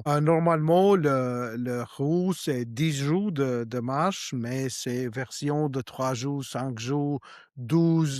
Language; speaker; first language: French; non-native, learner; Albanian